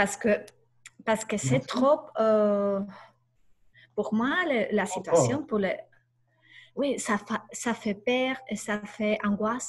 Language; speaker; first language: French; non-native, learner; Spanish